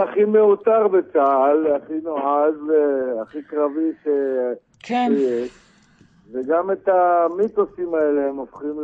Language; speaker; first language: Hebrew; native; Hebrew